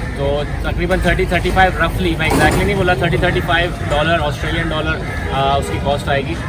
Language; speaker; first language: Urdu; native; Urdu